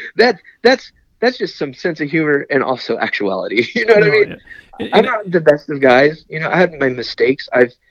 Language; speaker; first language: English; native; English